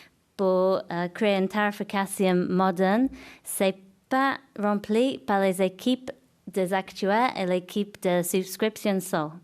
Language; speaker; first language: French; non-native, fluent; English